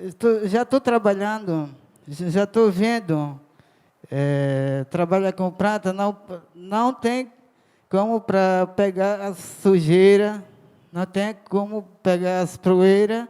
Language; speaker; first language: Portuguese; non-native, local second language; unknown